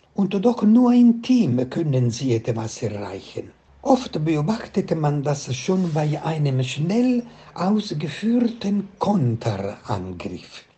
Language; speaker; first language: German; non-native, fluent; Italian